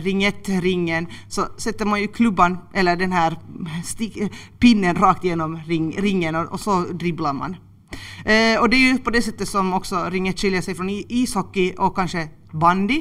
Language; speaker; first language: Swedish; native; Swedish